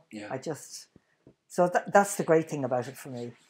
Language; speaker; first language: English; native; English